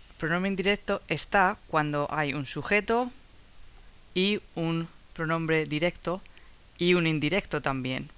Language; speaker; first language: Spanish; non-native, fluent; English